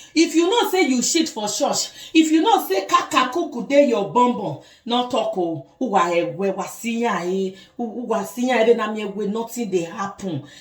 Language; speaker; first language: Nigerian Pidgin; non-native, local second language; Bini